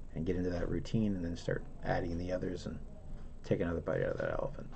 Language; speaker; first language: English; native; English